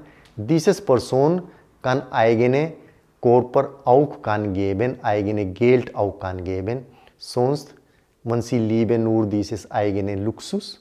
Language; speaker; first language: German; non-native, learner; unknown